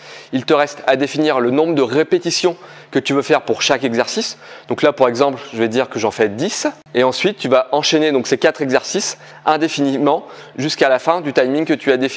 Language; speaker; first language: French; native; French